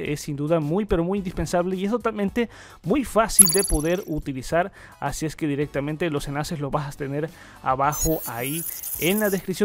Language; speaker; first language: Spanish; native; Spanish